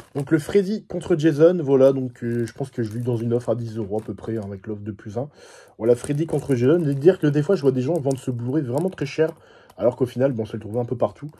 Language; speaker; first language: French; native; French